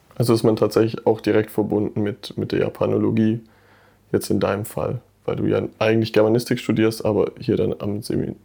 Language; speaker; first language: German; native; German